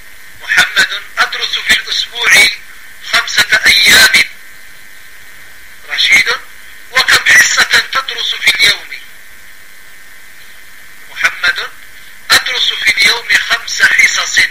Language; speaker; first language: Arabic; non-native, fluent; French